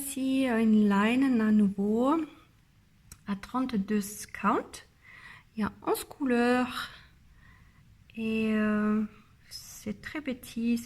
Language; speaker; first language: French; non-native, learner; German